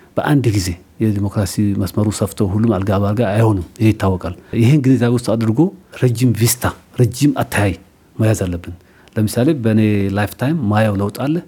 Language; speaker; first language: Amharic; non-native, local second language; Somali